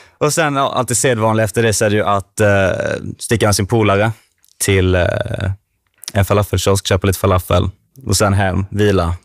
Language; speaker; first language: Swedish; native; Swedish